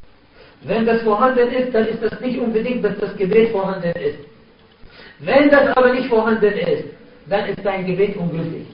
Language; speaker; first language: German; non-native, fluent; Arabic